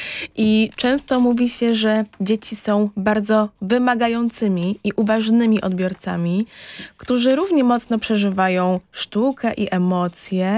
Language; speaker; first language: Polish; native; Polish